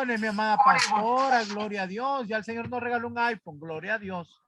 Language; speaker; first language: Spanish; native; Spanish